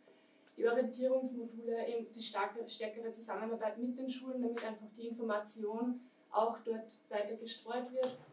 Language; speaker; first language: German; native; German